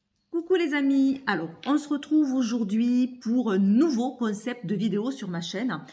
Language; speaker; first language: French; native; French